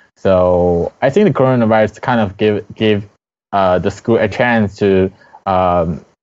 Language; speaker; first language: English; non-native, fluent; Chinese